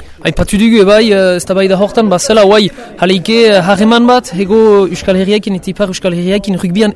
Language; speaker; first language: Basque; native; Basque